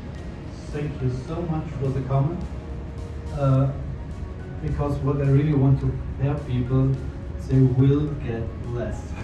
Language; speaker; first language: English; non-native, fluent; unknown